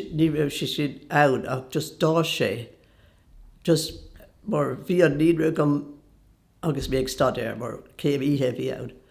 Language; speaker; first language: Irish; non-native, local second language; English